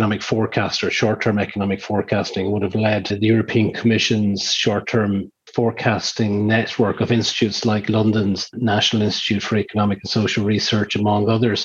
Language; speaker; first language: English; native; English